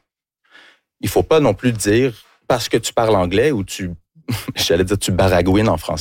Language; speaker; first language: French; early bilingual, other home language; English